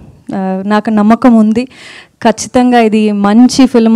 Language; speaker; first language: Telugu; non-native, fluent; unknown